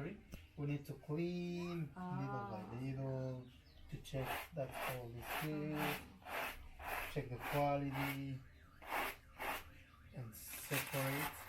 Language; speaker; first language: English; non-native, learner; Spanish